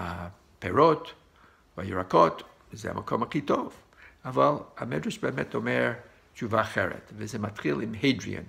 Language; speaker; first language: Hebrew; non-native, fluent; English